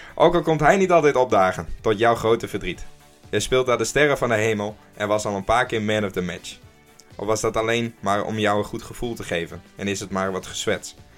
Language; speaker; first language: Dutch; non-native, local second language; Western Frisian